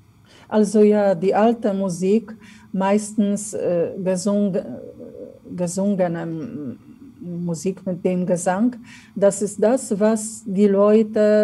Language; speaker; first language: German; non-native, fluent; Polish